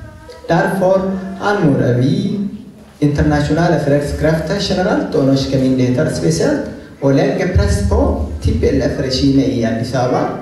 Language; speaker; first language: Norwegian; non-native, fluent; Oromo